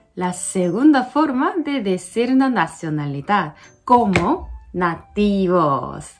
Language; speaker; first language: Spanish; non-native, learner; Korean